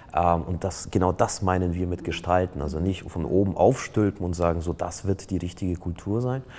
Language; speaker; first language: German; non-native, fluent; Polish